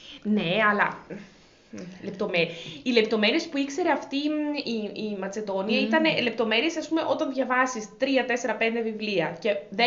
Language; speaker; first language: Greek; native; Greek